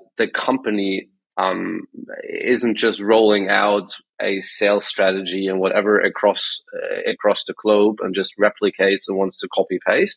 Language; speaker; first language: English; non-native, fluent; German